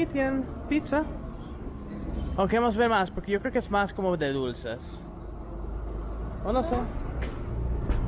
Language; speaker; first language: Spanish; non-native, learner; English